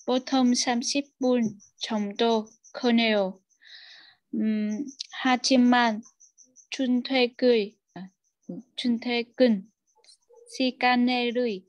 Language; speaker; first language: Korean; non-native, learner; Vietnamese